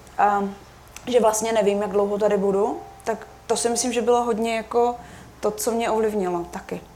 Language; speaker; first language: Czech; native; Czech